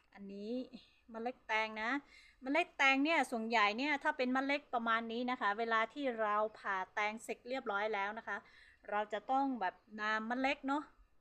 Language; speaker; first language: Thai; non-native, local second language; Hmong